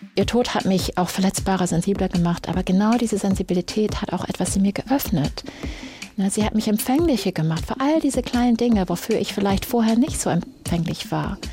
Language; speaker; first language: German; early bilingual, other home language; English